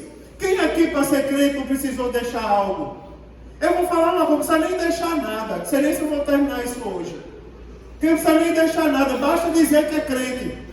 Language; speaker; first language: Portuguese; native; Portuguese